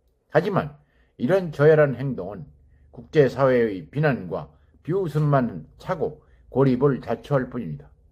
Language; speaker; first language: Korean; native; Korean